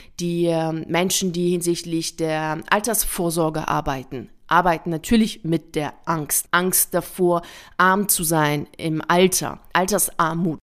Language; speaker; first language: German; early bilingual, other home language; Persian